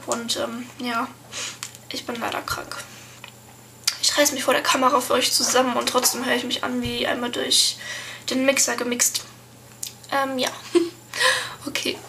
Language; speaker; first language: German; native; German